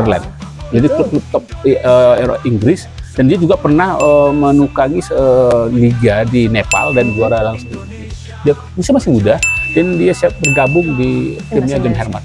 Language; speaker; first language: Indonesian; native; Indonesian